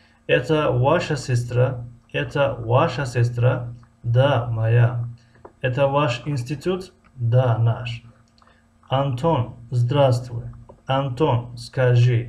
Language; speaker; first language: Russian; non-native, fluent; Persian